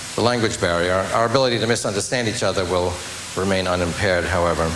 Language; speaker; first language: English; native; English